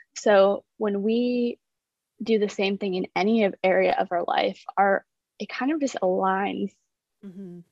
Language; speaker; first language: English; native; English